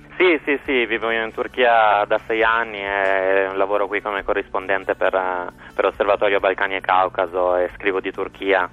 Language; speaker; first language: Italian; native; Italian